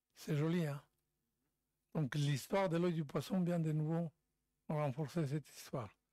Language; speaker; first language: French; non-native, fluent; Spanish